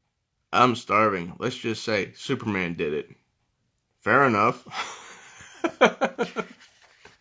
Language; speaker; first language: English; native; English